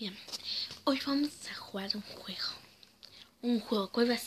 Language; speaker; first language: Spanish; native; Spanish